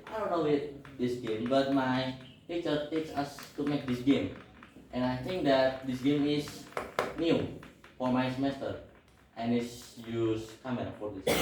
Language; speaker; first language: English; non-native, learner; Indonesian